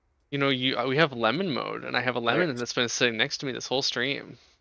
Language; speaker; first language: English; native; English